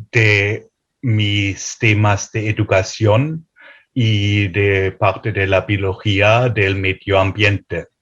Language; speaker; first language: Spanish; non-native, fluent; German